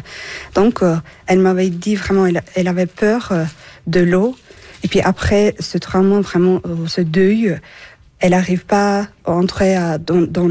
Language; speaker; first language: French; non-native, fluent; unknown